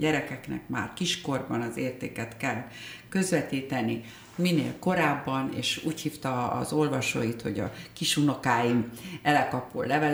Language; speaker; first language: Hungarian; native; Hungarian